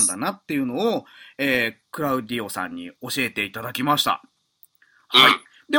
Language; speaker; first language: Japanese; native; Japanese